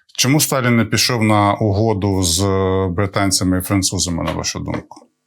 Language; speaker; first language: Ukrainian; native; Ukrainian